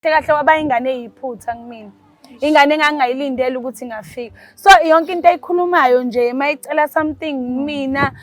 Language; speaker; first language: Zulu; native; Zulu